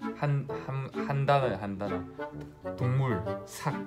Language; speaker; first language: Korean; native; Korean